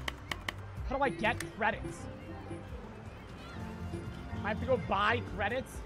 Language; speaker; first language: English; native; English